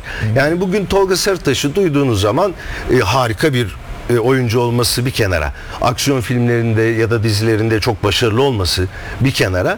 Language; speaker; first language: Turkish; native; Turkish